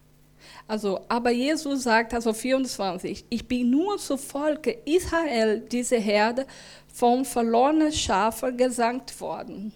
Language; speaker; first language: German; non-native, learner; Portuguese